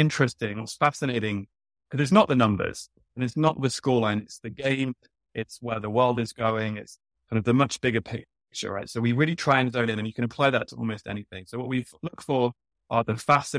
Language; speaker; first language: English; native; English